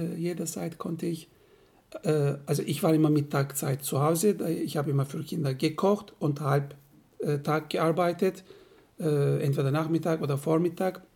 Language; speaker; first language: German; non-native, fluent; Turkish